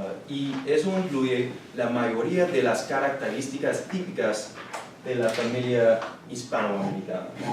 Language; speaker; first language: Spanish; non-native, learner; English